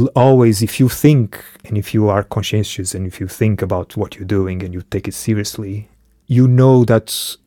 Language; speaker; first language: English; early bilingual, other home language; Portuguese